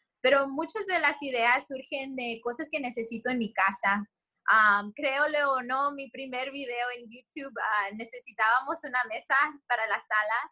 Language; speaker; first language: Spanish; early bilingual, heritage; Spanish